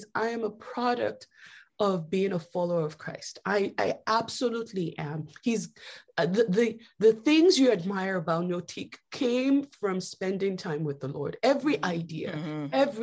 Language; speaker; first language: English; non-native, local second language; Yoruba